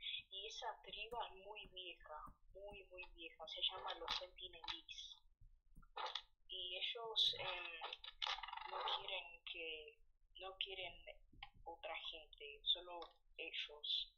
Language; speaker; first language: Spanish; early bilingual, heritage; Spanish